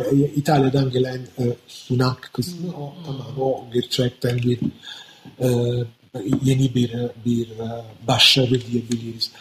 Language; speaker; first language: Turkish; non-native, fluent; Italian